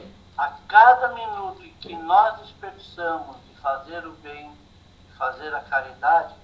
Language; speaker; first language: Portuguese; native; Portuguese